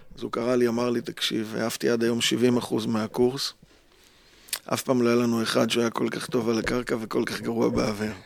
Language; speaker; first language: Hebrew; native; Hebrew